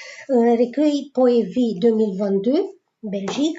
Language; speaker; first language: French; non-native, fluent; Romanian